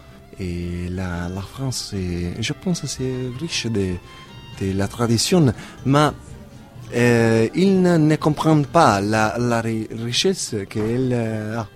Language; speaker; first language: French; non-native, learner; Italian